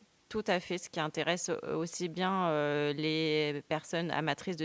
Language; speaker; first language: French; native; French